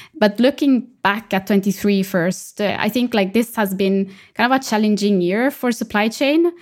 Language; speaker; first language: English; non-native, fluent; Italian